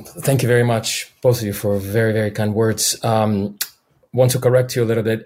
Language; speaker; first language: English; non-native, fluent; Russian